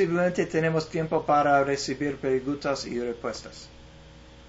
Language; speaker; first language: Spanish; non-native, learner; English